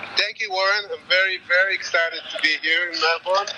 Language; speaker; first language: English; non-native, learner; Hebrew